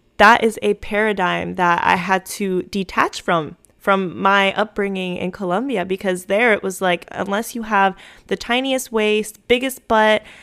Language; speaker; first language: English; early bilingual, other home language; Spanish